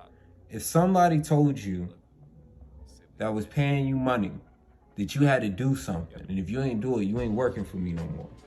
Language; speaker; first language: English; native; English